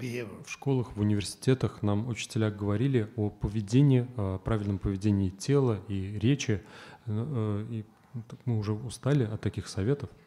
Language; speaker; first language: Russian; native; Russian